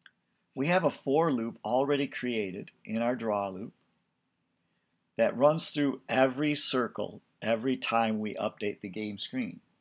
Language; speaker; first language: English; native; English